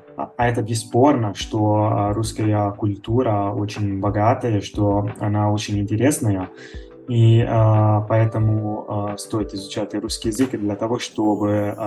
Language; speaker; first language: Russian; non-native, fluent; Italian